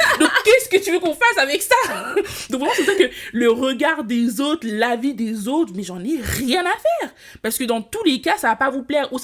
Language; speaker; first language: French; early bilingual, other home language; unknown